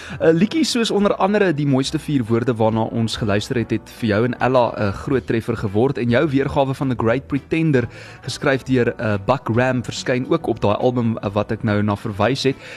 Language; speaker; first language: Afrikaans; native; Afrikaans